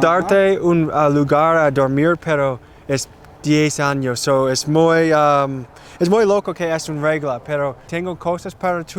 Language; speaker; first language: Spanish; non-native, learner; English